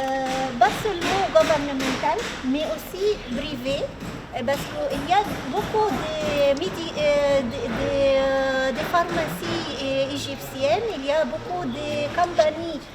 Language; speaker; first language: French; non-native, learner; Arabic